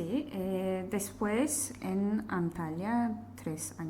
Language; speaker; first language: Spanish; non-native, fluent; Azerbaijani